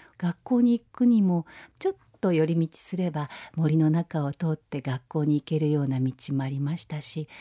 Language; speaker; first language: Japanese; native; Japanese